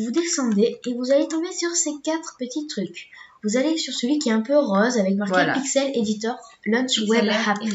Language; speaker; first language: French; native; French